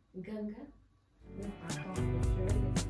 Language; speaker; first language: French; non-native, fluent; Spanish